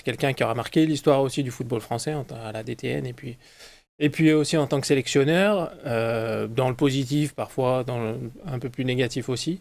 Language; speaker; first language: French; native; French